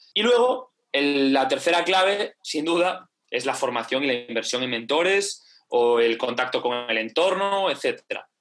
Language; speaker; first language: Spanish; native; Spanish